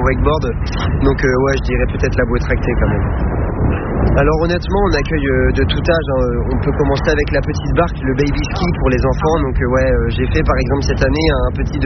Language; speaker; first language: French; native; French